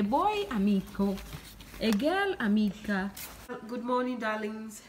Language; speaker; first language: English; non-native, fluent; Swahili